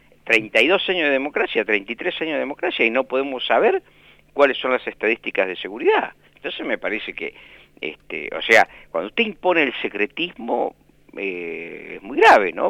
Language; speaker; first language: Spanish; native; Spanish